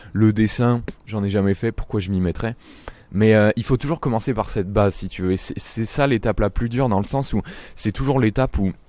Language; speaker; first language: French; native; French